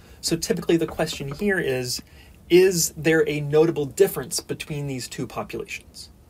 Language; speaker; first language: English; native; English